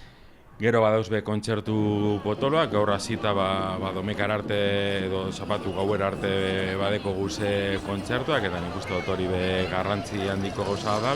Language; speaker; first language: Basque; native; Basque